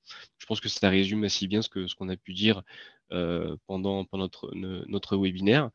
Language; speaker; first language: French; native; French